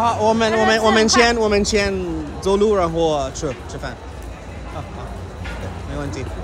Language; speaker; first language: Chinese; non-native, learner; English